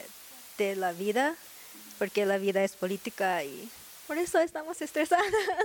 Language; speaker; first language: Spanish; non-native, learner; Japanese